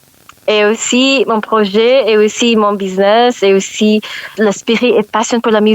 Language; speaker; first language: French; non-native, learner; English